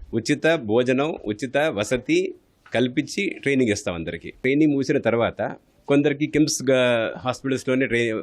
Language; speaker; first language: Telugu; native; Telugu